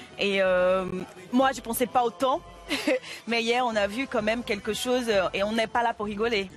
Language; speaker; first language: French; non-native, fluent; Portuguese